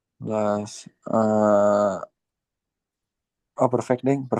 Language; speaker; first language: English; non-native, learner; Indonesian